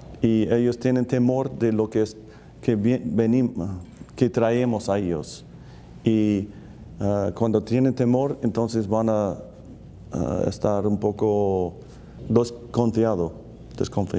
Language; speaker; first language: Spanish; non-native, fluent; English